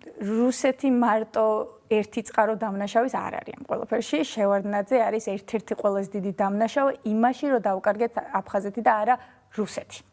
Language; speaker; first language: Georgian; early bilingual, heritage; Georgian